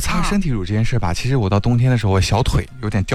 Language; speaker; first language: Chinese; native; Chinese